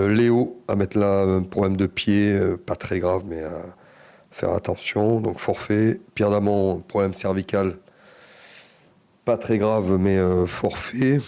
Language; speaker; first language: French; native; French